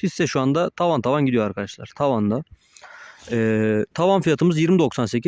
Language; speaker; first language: Turkish; native; Turkish